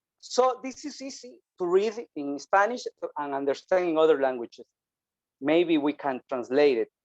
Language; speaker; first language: English; non-native, learner; Spanish